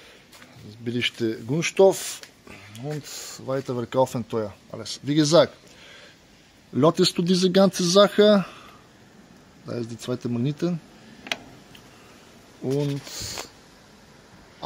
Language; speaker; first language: German; non-native, learner; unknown